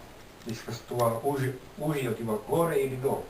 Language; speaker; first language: Bulgarian; non-native, learner; Finnish